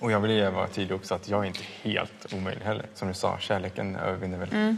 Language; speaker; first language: Swedish; native; Swedish